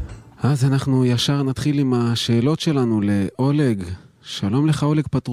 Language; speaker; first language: Hebrew; native; Hebrew